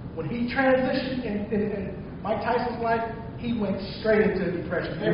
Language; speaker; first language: English; native; English